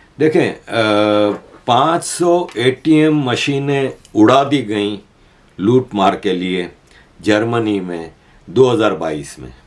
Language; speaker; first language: Urdu; native; Urdu